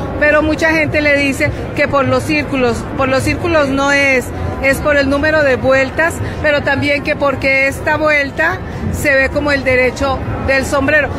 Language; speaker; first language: Spanish; native; Spanish